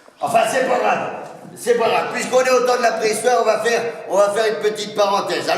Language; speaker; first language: French; native; French